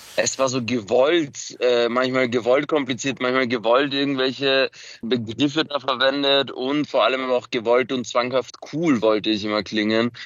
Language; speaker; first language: German; early bilingual, other home language; Macedonian